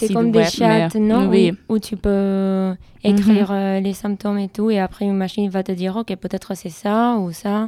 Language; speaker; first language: French; non-native, learner; Spanish